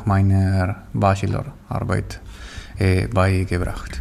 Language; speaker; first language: German; non-native, learner; Spanish